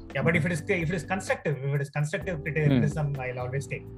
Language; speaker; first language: English; non-native, local second language; Tamil